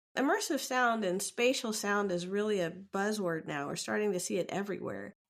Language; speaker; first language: English; native; English